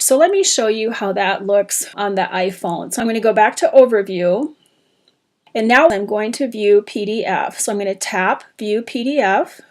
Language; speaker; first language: English; native; English